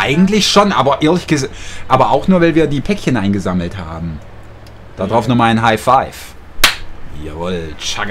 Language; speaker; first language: German; native; German